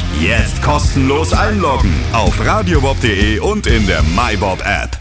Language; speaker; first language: German; native; German